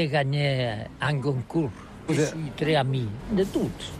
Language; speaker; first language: French; non-native, learner; Catalan